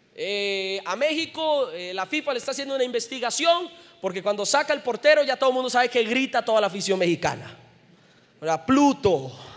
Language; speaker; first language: Spanish; native; Spanish